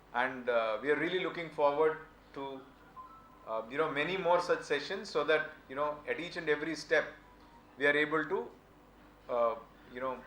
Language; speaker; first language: English; non-native, local second language; Telugu